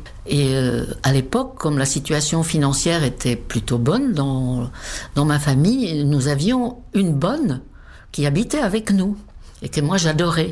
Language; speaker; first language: French; non-native, fluent; Czech